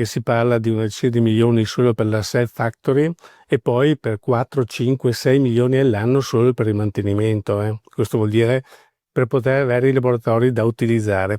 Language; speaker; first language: Italian; native; Italian